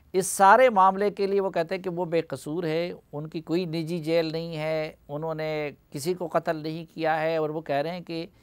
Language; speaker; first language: Urdu; non-native, local second language; Pashto